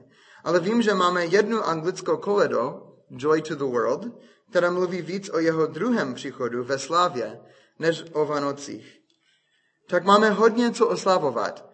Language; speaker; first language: Czech; non-native, fluent; English